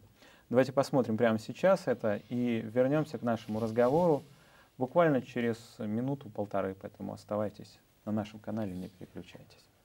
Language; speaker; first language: Russian; native; Russian